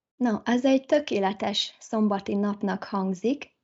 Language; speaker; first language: Hungarian; native; Hungarian